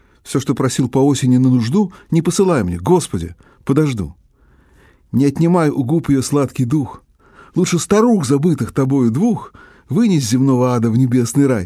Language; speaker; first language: Russian; native; Russian